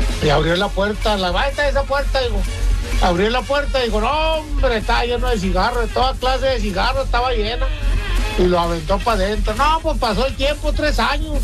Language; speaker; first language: Spanish; native; Spanish